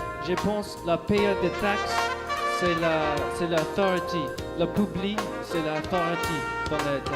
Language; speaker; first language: French; non-native, learner; English